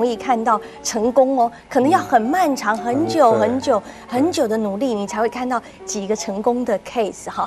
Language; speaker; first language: Chinese; native; Chinese